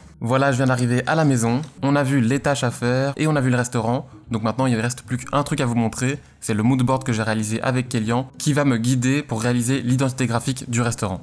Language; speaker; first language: French; native; French